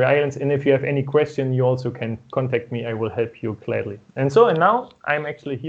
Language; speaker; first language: English; non-native, fluent; German